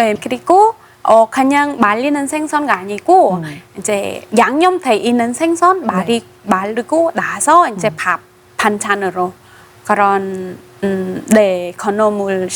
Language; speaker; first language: Korean; non-native, fluent; Khmer